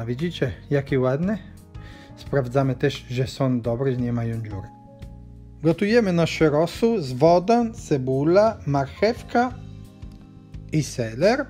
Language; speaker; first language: Polish; non-native, learner; Italian